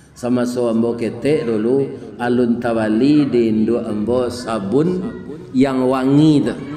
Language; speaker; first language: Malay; non-native, local second language; Minangkabau